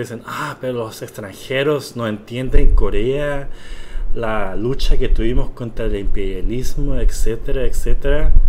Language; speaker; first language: Spanish; non-native, fluent; Korean